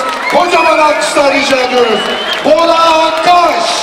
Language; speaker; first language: Turkish; native; Turkish